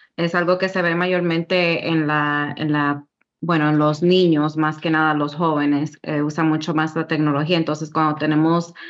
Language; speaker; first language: Spanish; early bilingual, heritage; Spanish